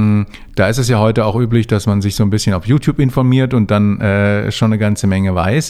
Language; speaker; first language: German; native; German